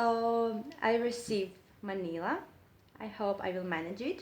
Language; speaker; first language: English; non-native, learner; Russian